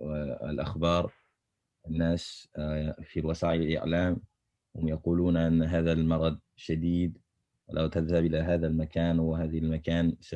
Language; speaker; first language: Arabic; non-native, learner; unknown